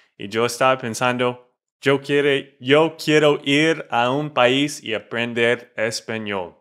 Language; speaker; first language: Spanish; non-native, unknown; English